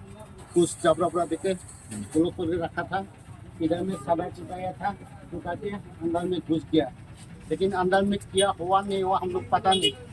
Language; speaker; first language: Hindi; non-native, local second language; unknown